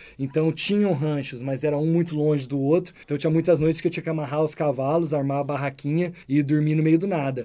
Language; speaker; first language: Portuguese; native; Portuguese